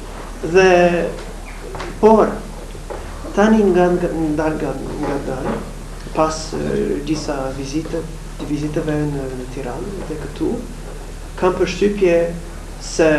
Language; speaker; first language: Albanian; non-native, fluent; English